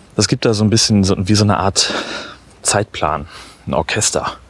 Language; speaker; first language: German; native; German